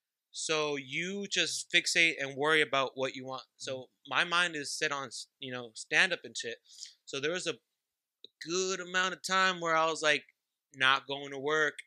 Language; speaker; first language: English; early bilingual, other home language; Spanish